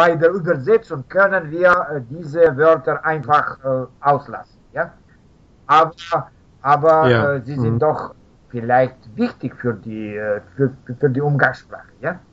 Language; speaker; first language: German; non-native, fluent; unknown